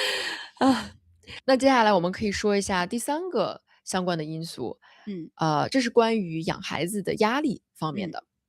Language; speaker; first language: Chinese; native; Chinese